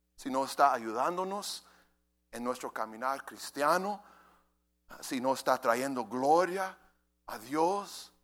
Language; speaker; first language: Spanish; native; Spanish